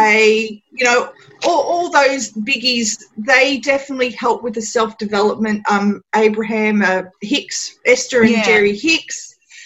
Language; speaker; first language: English; native; English